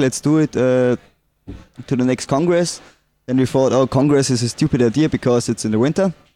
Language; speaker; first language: English; non-native, fluent; German